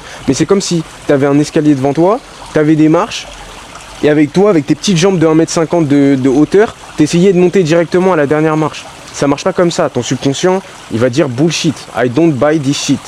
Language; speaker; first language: French; native; French